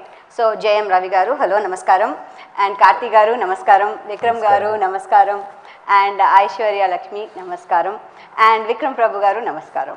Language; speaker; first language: Telugu; native; Telugu